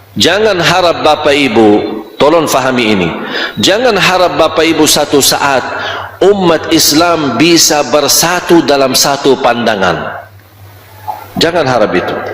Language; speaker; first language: Malay; non-native, fluent; Arabic